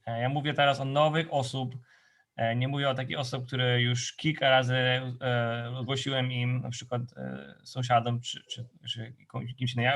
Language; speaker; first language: Polish; non-native, fluent; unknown